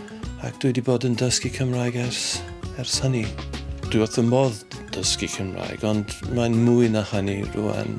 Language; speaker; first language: Welsh; non-native, learner; English